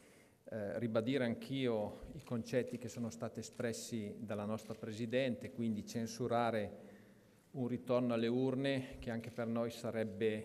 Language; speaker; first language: Italian; native; Italian